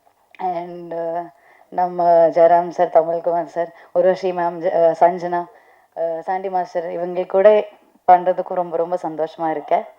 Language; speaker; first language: Tamil; non-native, learner; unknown